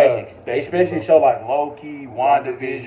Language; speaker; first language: English; native; English